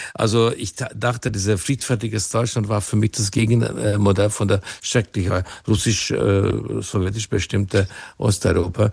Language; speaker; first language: German; non-native, fluent; Hungarian